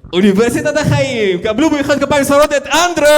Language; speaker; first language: Hebrew; native; Hebrew